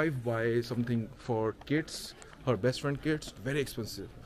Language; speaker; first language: English; non-native, local second language; Hindi